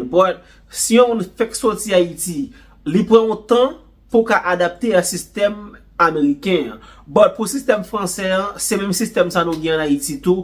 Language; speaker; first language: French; non-native, learner; Haitian Creole